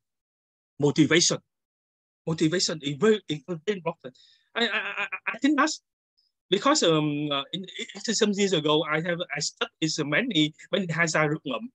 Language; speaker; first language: English; non-native, learner; Vietnamese